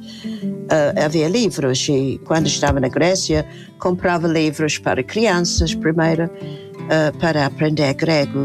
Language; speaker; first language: Portuguese; non-native, fluent; English